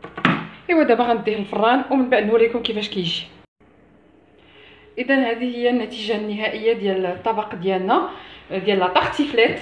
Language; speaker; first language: Arabic; native; Arabic